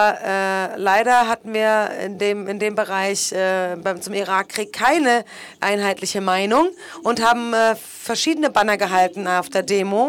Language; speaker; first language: German; non-native, fluent; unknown